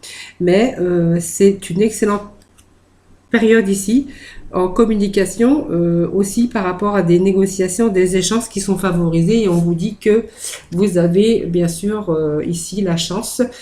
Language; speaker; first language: French; native; French